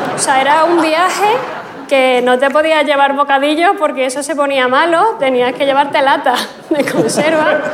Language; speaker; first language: Spanish; native; Spanish